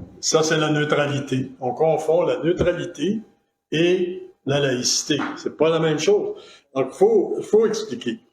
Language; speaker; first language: French; native; French